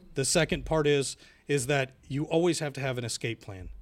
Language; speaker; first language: English; native; English